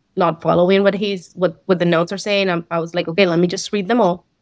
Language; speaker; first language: English; non-native, fluent; Spanish